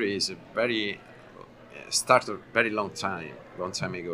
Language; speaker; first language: English; non-native, learner; Italian